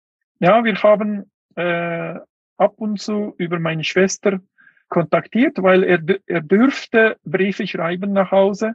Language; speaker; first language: German; non-native, fluent; Uyghur